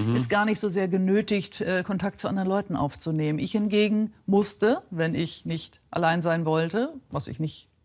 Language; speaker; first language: German; native; German